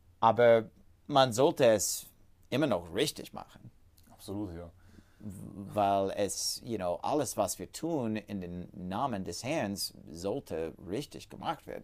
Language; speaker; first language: German; non-native, fluent; English